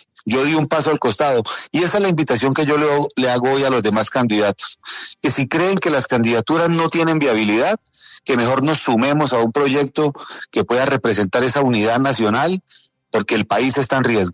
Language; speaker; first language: Spanish; native; Spanish